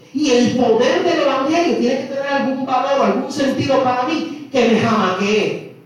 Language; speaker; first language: Spanish; native; Spanish